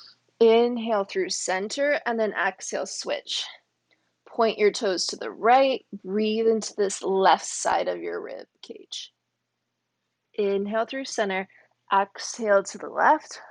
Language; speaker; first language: English; native; English